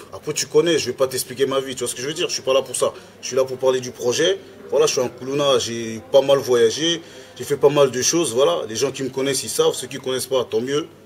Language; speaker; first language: French; early bilingual, other home language; Lingala